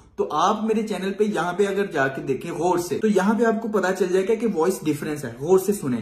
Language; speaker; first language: Urdu; non-native, local second language; Punjabi